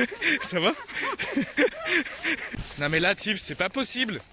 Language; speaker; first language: French; native; French